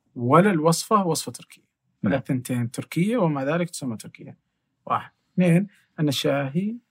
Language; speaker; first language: Arabic; native; Arabic